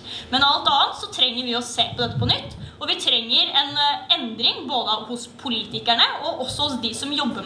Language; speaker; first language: Norwegian; native; Norwegian